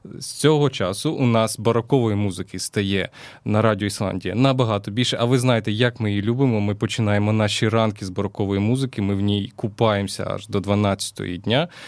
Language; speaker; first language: Ukrainian; native; Ukrainian